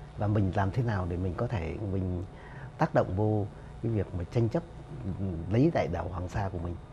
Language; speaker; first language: Vietnamese; native; Vietnamese